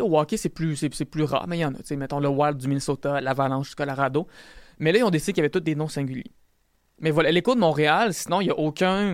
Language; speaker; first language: French; native; French